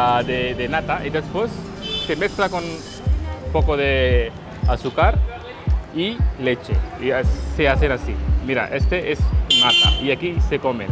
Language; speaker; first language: Spanish; non-native, fluent; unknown